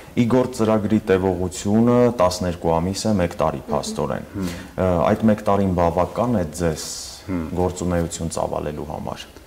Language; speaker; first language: Armenian; native; Armenian